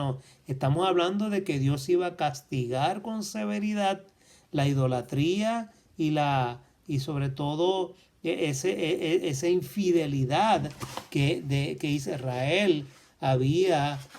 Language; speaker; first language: Spanish; native; Spanish